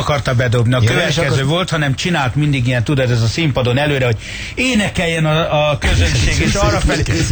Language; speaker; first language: Hungarian; native; Hungarian